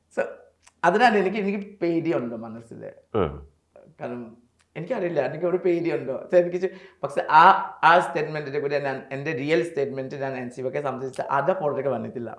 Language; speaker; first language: Malayalam; non-native, learner; Assamese